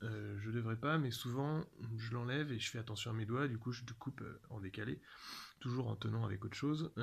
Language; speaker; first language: French; native; French